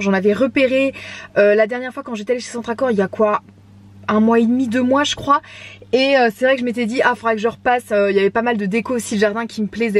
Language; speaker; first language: French; native; French